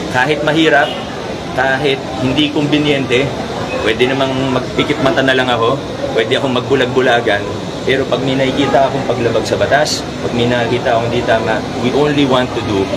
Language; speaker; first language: Filipino; native; Filipino